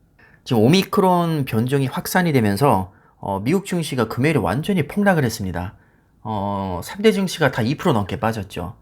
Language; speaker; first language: Korean; native; Korean